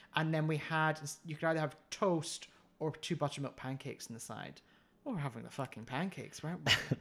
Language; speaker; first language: English; native; English